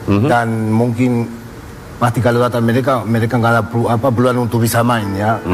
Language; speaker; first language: Indonesian; non-native, fluent; Spanish